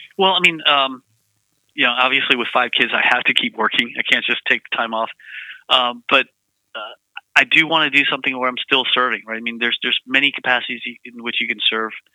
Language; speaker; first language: English; early bilingual, other home language; Vietnamese